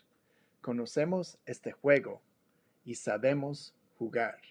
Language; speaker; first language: Spanish; non-native, fluent; English